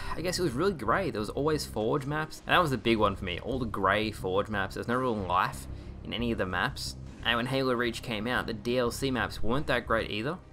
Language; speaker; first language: English; native; English